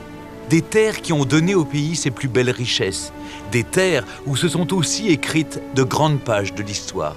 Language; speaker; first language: French; native; French